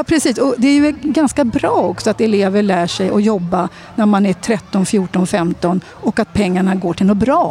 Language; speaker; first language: Swedish; native; Swedish